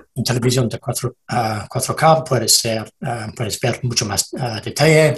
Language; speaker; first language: Spanish; non-native, learner; English